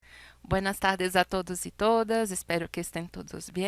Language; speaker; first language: Spanish; non-native, fluent; Portuguese